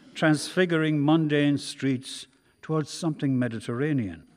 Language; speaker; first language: English; native; English